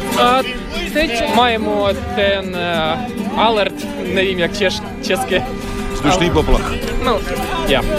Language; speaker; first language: Czech; non-native, learner; Ukrainian